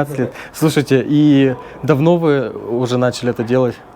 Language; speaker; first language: Russian; native; Russian